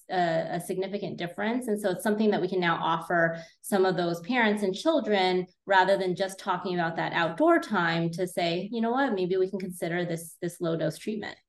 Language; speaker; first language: English; native; English